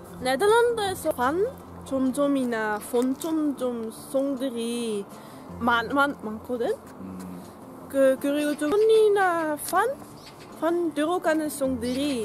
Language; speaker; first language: Korean; non-native, learner; Dutch